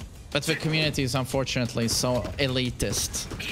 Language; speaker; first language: English; non-native, fluent; Swedish